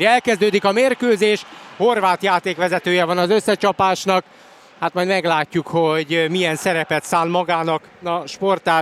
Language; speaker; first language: Hungarian; native; Hungarian